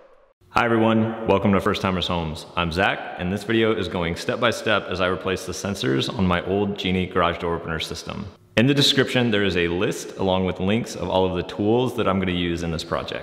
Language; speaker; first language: English; native; English